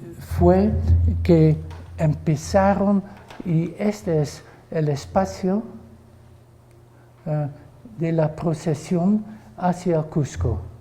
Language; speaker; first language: Spanish; non-native, fluent; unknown